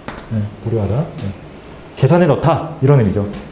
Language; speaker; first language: Korean; native; Korean